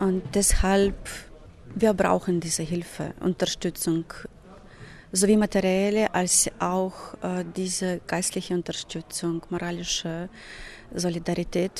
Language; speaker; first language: German; non-native, fluent; Ukrainian